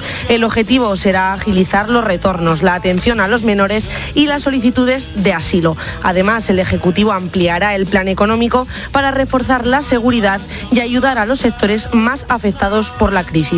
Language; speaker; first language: Spanish; native; Spanish